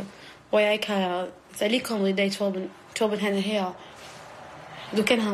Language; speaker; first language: Danish; non-native, learner; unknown